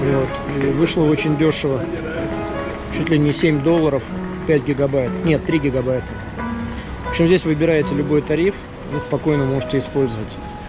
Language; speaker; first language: Russian; native; Russian